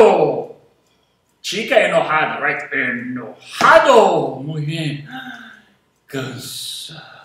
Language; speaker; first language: Spanish; non-native, fluent; English